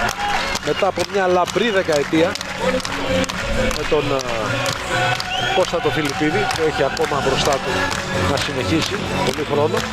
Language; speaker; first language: Greek; native; Greek